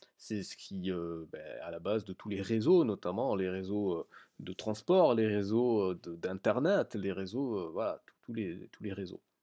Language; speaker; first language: French; native; French